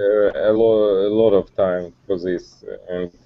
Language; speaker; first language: English; non-native, learner; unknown